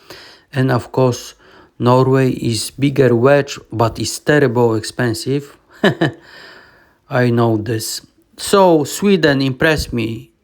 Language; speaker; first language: English; non-native, learner; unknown